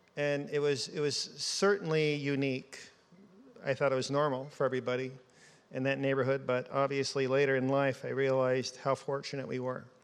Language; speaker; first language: English; native; English